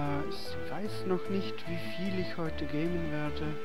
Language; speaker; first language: German; native; German